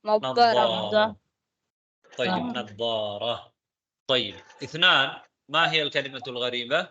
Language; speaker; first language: Arabic; non-native, fluent; Tamil